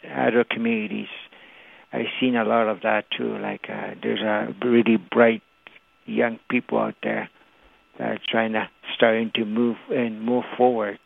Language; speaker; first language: English; non-native, fluent; Cree